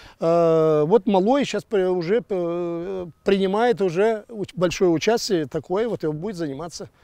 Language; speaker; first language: Russian; non-native, local second language; Crimean Tatar